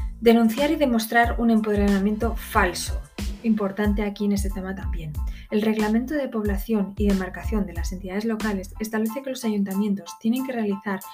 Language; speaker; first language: Spanish; native; Spanish